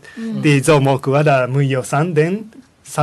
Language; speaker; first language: Vietnamese; non-native, fluent; Japanese